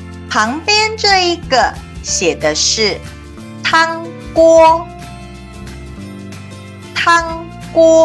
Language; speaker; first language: Chinese; native; Chinese